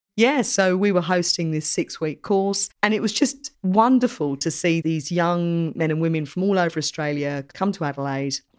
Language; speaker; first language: English; native; English